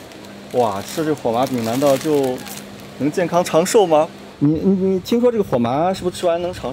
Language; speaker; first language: Chinese; native; Chinese